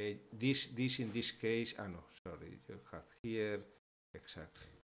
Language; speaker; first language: English; non-native, fluent; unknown